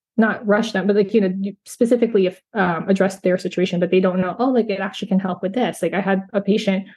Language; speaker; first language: English; native; English